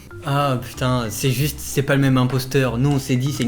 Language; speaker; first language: French; native; French